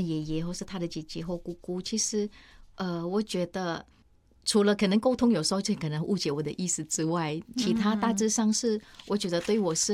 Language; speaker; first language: Chinese; non-native, fluent; Indonesian